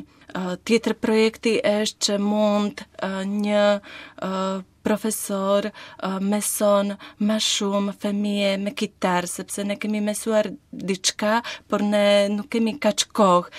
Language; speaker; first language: Albanian; non-native, learner; Slovak